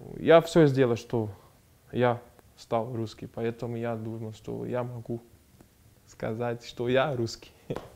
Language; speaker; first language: Russian; non-native, fluent; Portuguese